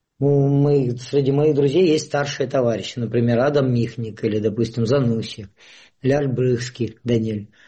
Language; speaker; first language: Russian; native; Russian